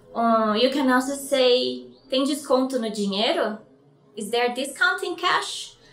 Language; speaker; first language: English; non-native, fluent; Portuguese